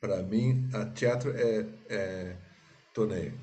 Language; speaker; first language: Portuguese; non-native, fluent; English